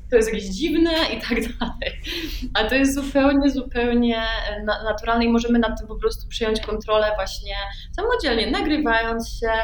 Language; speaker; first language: Polish; early bilingual, heritage; Polish